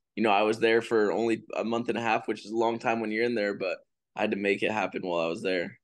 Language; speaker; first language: English; native; English